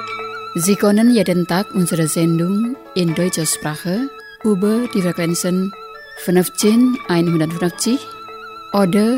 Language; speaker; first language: German; non-native, fluent; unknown